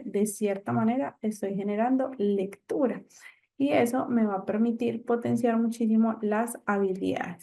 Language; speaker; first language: Spanish; native; Spanish